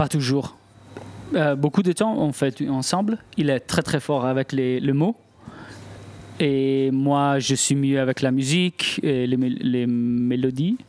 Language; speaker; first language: French; non-native, local second language; Italian